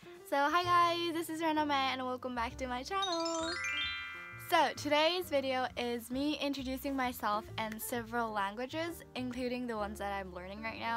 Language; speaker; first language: English; early bilingual, other home language; Japanese